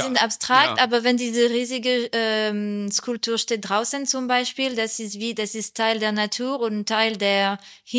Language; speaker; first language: German; non-native, fluent; French